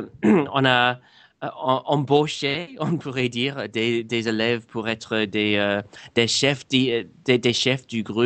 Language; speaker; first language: French; non-native, fluent; English